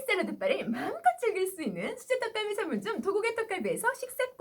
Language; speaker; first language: Korean; native; Korean